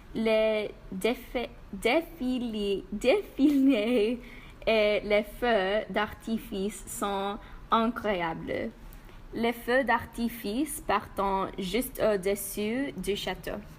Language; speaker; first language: French; non-native, learner; English